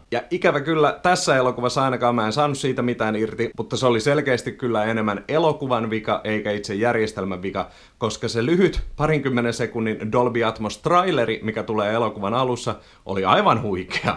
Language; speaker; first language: Finnish; native; Finnish